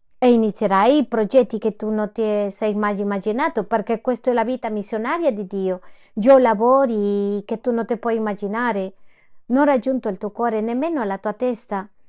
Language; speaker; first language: Italian; non-native, fluent; Spanish